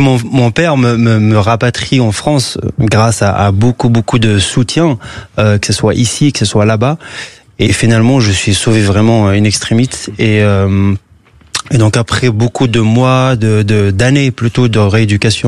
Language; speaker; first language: French; non-native, local second language; Kabyle